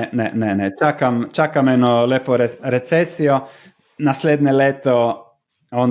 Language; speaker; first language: Slovenian; non-native, learner; Croatian